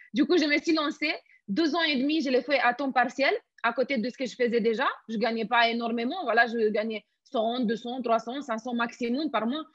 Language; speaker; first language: French; non-native, fluent; Romanian